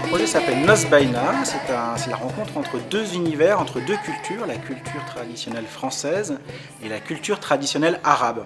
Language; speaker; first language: French; native; French